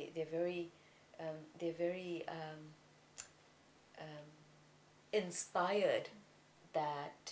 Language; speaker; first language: English; non-native, local second language; Tamil